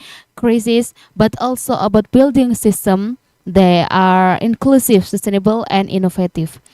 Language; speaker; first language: English; non-native, learner; Indonesian